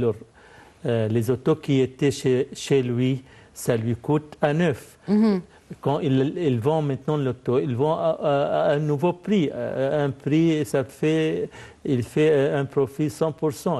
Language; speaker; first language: French; non-native, fluent; Arabic